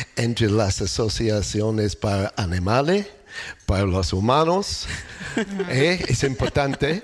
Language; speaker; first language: Spanish; non-native, learner; English